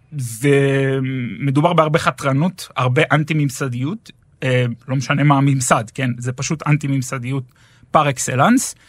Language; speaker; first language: Hebrew; native; Hebrew